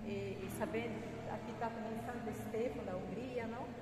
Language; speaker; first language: Portuguese; native; Portuguese